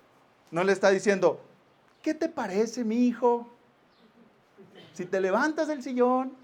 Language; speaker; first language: Spanish; native; Spanish